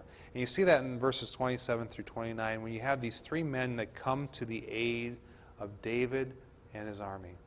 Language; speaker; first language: English; native; English